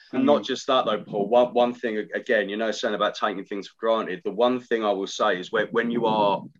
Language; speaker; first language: English; native; English